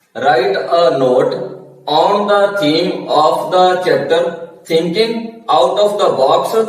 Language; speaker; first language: English; non-native, local second language; Punjabi